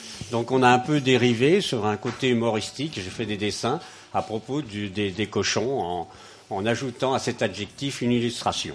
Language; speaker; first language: French; native; French